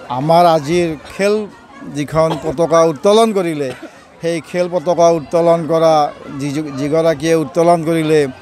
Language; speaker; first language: Assamese; native; Assamese